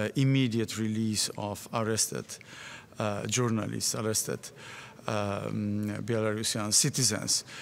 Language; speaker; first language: English; non-native, fluent; Polish